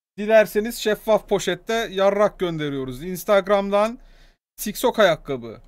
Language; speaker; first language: Turkish; native; Turkish